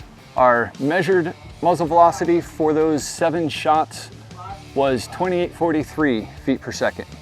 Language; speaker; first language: English; native; English